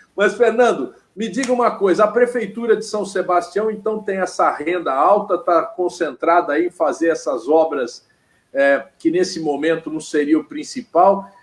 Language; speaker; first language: Portuguese; native; Portuguese